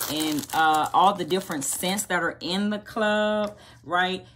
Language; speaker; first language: English; native; English